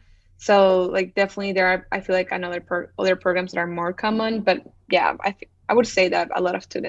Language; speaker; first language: English; non-native, fluent; Spanish